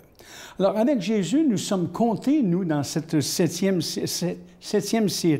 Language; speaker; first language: French; native; French